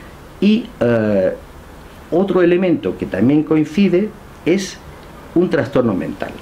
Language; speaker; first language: Spanish; native; Spanish